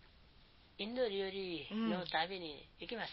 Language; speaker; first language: Japanese; non-native, learner; Nepali